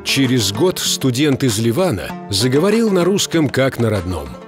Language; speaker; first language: Russian; native; Russian